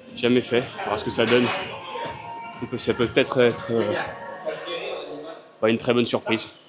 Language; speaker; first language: French; native; French